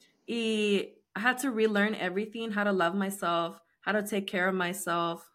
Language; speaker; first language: English; early bilingual, other home language; Spanish